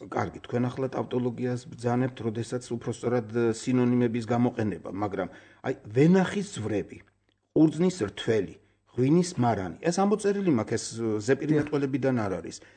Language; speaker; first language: Georgian; native; Georgian